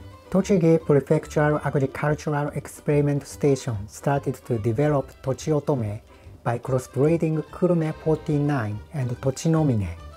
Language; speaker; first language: English; non-native, fluent; Japanese